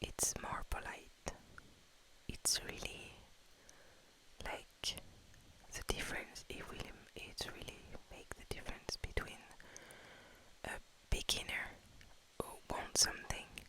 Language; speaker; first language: English; non-native, fluent; French